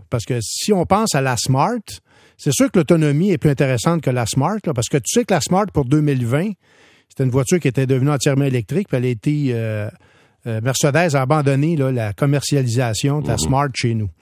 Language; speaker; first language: French; native; French